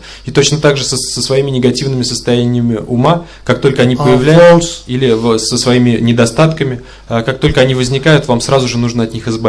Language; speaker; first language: Russian; native; Russian